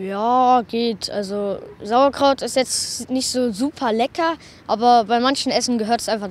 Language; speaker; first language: German; native; German